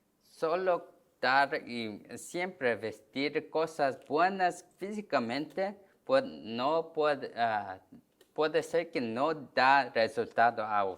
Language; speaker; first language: Spanish; non-native, learner; Korean